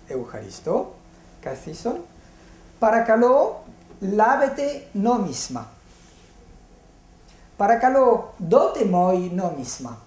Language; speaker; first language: Greek; non-native, fluent; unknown